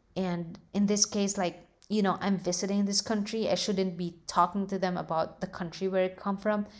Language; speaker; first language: English; non-native, local second language; Filipino